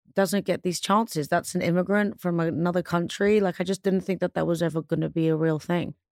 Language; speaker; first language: English; native; English